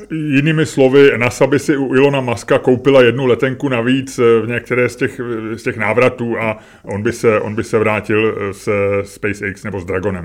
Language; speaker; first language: Czech; native; Czech